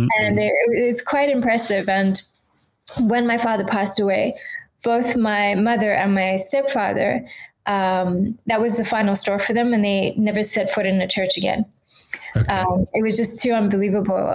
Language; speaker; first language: English; native; English